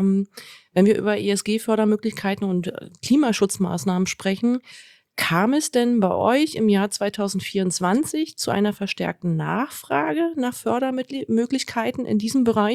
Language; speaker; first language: German; native; German